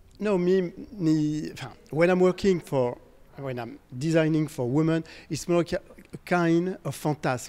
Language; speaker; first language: English; non-native, fluent; French